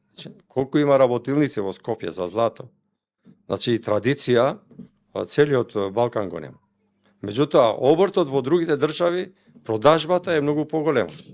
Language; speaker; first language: Macedonian; non-native, local second language; Albanian